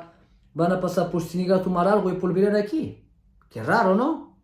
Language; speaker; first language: Spanish; non-native, fluent; Arabic